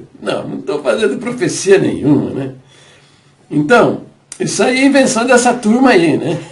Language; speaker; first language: Portuguese; native; Portuguese